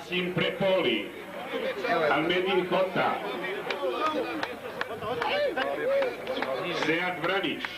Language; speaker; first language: Bosnian; native; Bosnian